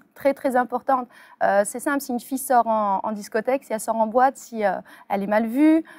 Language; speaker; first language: French; early bilingual, other home language; Arabic